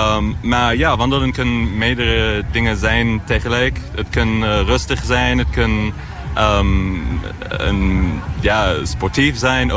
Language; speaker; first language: Dutch; non-native, fluent; English